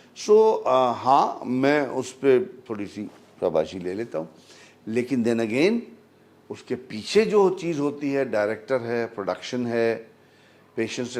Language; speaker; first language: Urdu; native; Urdu